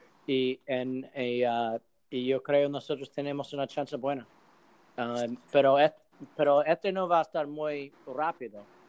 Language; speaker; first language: Spanish; non-native, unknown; English